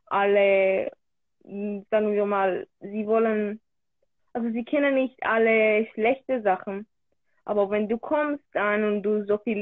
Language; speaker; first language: German; early bilingual, other home language; Hebrew